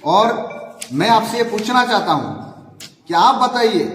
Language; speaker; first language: Hindi; non-native, local second language; Bangla